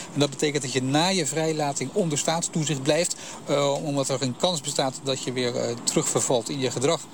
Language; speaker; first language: Dutch; native; Dutch